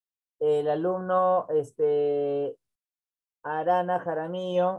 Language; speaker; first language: Spanish; native; Spanish